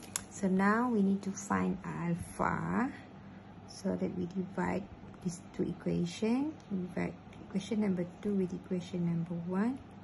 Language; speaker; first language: English; non-native, local second language; Malay